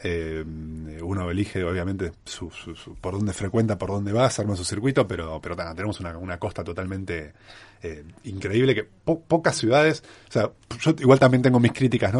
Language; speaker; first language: Spanish; native; Spanish